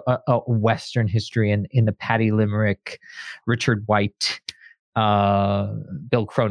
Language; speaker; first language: English; native; English